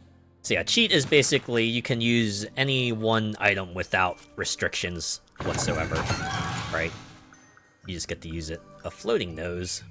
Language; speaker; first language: English; native; English